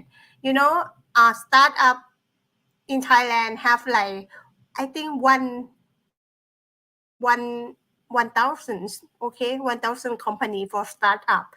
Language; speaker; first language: English; non-native, learner; Thai